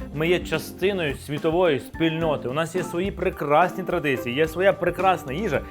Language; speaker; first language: Ukrainian; native; Ukrainian